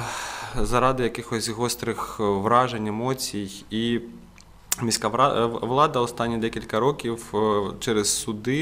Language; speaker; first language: Ukrainian; native; Ukrainian